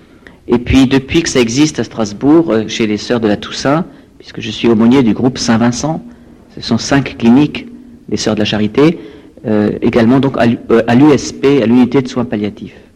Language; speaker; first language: French; native; French